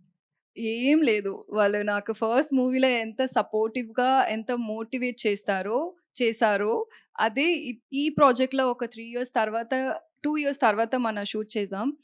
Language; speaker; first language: Telugu; non-native, learner; Tamil